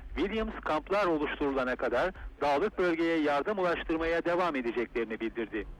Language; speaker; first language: Turkish; native; Turkish